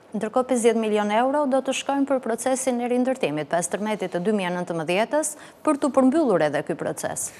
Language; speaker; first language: Albanian; native; Albanian